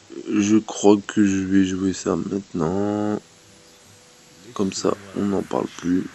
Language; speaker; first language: French; native; French